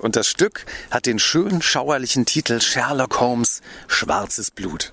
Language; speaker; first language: German; native; German